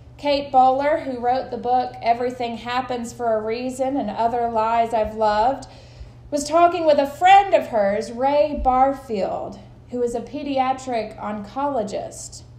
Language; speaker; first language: English; native; English